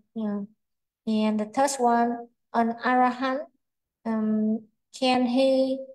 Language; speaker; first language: English; non-native, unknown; Vietnamese